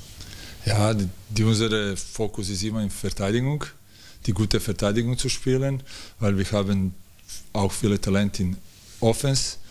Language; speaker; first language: German; non-native, learner; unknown